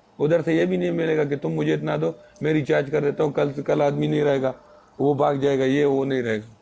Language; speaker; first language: Urdu; non-native, local second language; Pashto